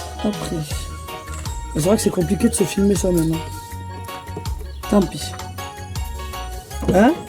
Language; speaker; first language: French; native; French